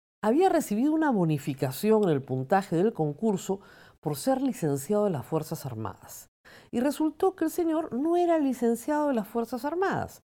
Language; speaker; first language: Spanish; native; Spanish